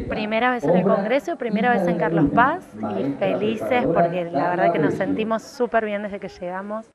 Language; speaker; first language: Spanish; native; Spanish